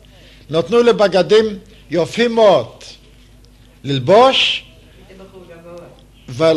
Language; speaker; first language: Hebrew; non-native, fluent; Yiddish